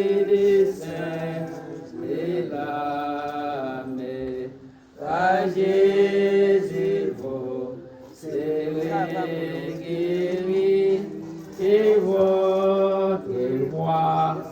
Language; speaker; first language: French; non-native, local second language; Haitian Creole